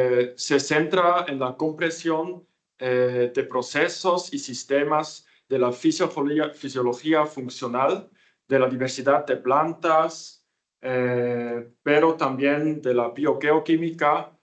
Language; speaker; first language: Spanish; non-native, fluent; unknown